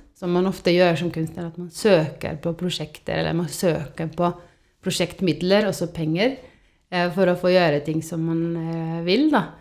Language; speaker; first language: Norwegian; non-native, fluent; Estonian